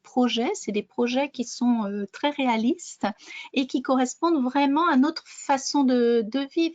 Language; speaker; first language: French; native; French